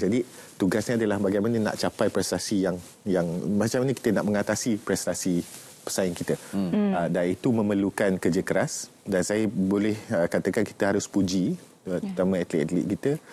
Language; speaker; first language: Malay; native; Malay